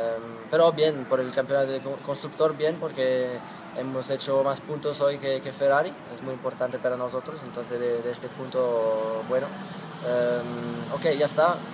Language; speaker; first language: Spanish; non-native, learner; German